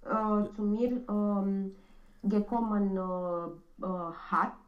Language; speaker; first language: German; non-native, learner; Romanian